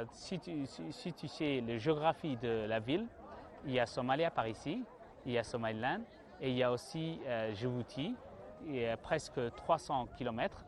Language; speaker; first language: French; non-native, learner; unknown